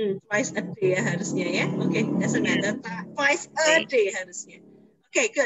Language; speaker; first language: English; non-native, fluent; Indonesian